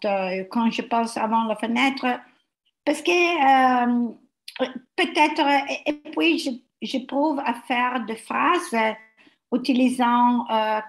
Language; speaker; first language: French; non-native, learner; Italian